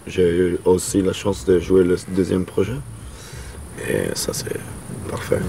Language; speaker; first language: French; non-native, learner; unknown